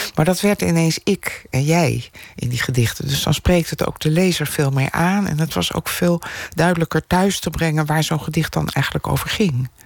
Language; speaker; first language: Dutch; native; Dutch